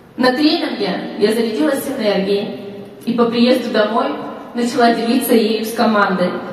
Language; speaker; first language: Russian; native; Russian